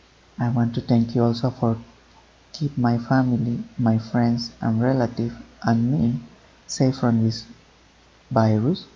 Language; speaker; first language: English; non-native, fluent; Spanish